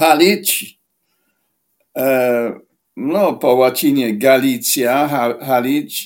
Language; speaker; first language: Polish; non-native, fluent; English